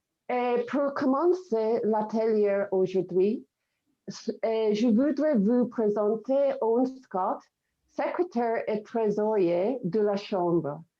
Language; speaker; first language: French; non-native, fluent; English